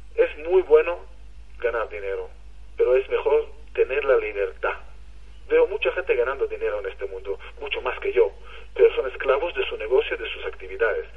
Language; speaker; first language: Spanish; non-native, fluent; Hebrew